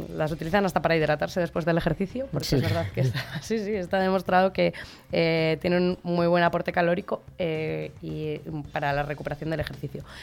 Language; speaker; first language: Spanish; native; Spanish